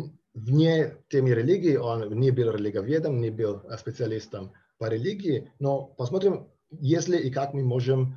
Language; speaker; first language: Russian; non-native, fluent; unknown